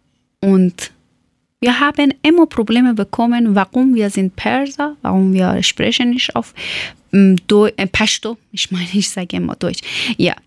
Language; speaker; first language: German; non-native, local second language; Persian